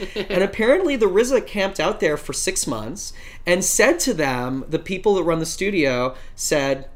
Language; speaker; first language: English; native; English